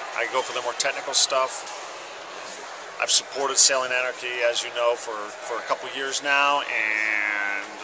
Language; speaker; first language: English; native; English